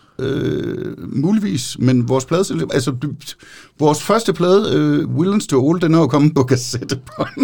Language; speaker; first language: Danish; native; Danish